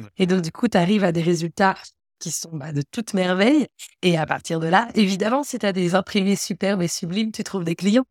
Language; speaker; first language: French; native; French